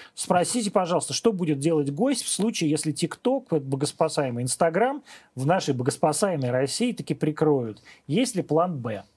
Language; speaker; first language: Russian; native; Russian